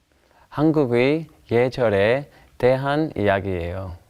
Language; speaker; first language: Korean; non-native, learner; English